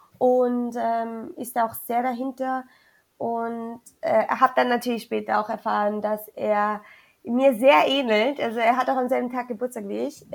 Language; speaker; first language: German; early bilingual, other home language; Spanish